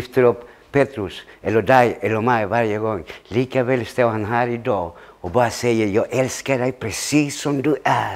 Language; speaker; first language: Swedish; early bilingual, other home language; Spanish